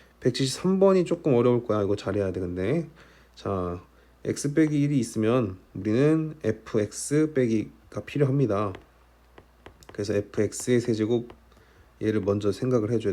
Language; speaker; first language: Korean; native; Korean